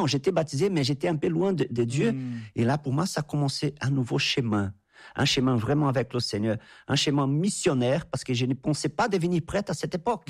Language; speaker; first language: French; non-native, fluent; Portuguese